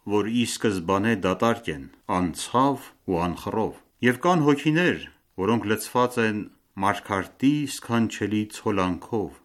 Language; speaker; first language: Armenian; early bilingual, heritage; Armenian